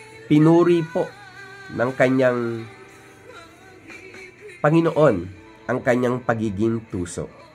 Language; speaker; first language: Filipino; native; Filipino